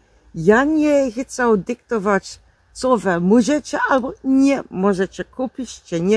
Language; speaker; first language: Polish; non-native, learner; Dutch